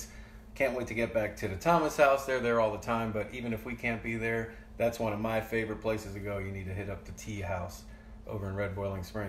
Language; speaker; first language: English; native; English